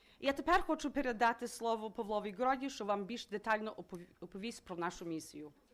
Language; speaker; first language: Ukrainian; early bilingual, heritage; Ukrainian